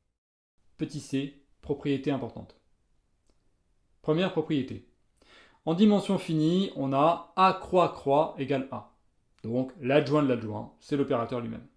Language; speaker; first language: French; native; French